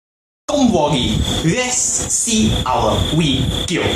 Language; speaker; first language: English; non-native, learner; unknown